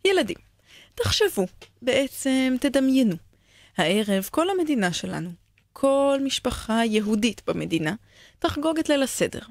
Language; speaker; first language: Hebrew; native; Hebrew